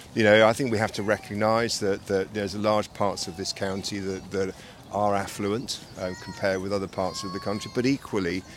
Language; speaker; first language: English; native; English